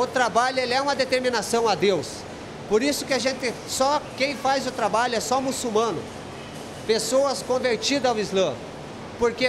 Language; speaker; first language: Portuguese; non-native, local second language; Wolof